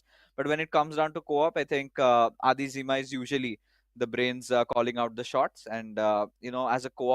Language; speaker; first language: English; non-native, local second language; Hindi